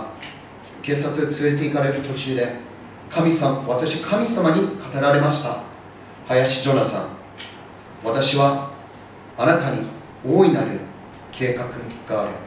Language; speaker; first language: Japanese; early bilingual, other home language; English